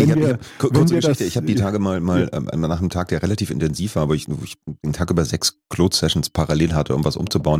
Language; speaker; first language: German; native; German